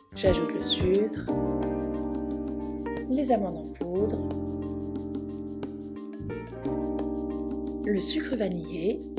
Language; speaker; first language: French; native; French